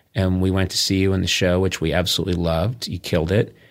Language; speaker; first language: English; native; English